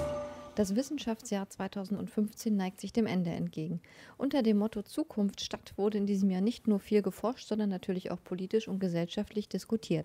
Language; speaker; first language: German; native; German